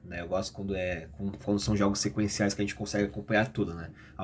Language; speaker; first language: Portuguese; native; Portuguese